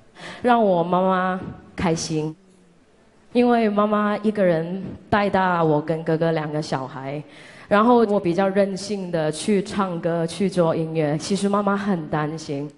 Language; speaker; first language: Chinese; non-native, local second language; Cantonese